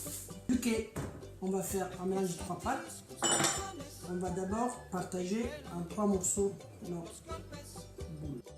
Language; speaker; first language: French; non-native, fluent; Italian